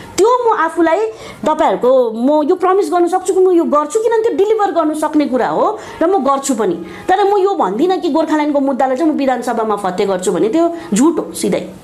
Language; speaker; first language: Nepali; native; Nepali